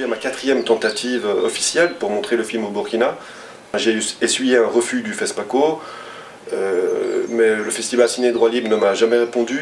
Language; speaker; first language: French; native; French